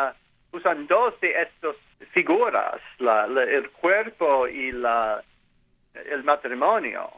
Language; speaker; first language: Spanish; non-native, learner; English